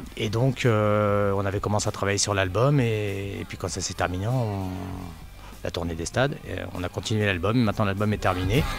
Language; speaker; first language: French; native; French